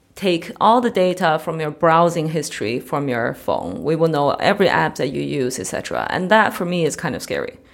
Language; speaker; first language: English; early bilingual, other home language; Chinese